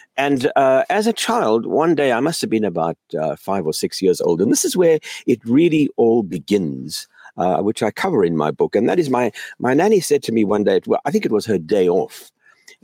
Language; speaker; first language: English; native; English